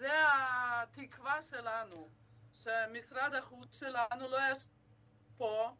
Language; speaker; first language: Hebrew; non-native, fluent; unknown